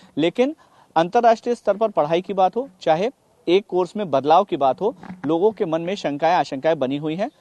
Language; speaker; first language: Hindi; native; Hindi